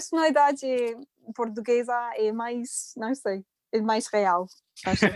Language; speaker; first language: Portuguese; non-native, fluent; English